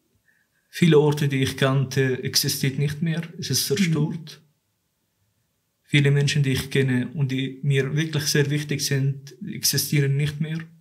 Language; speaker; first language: German; non-native, fluent; Arabic